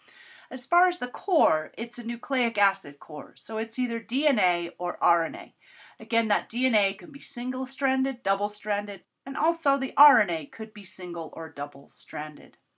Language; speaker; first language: English; native; English